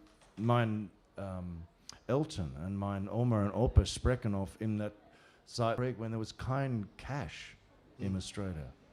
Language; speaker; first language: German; non-native, learner; English